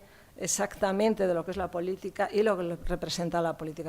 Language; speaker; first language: Spanish; native; Spanish